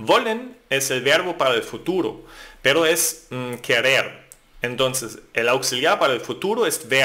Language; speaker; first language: Spanish; non-native, fluent; German